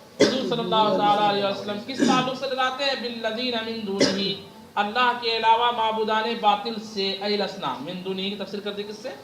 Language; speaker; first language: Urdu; native; Urdu